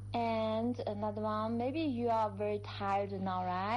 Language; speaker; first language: English; non-native, fluent; Chinese